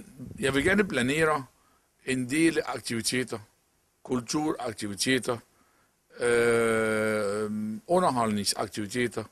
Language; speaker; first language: Danish; non-native, local second language; Arabic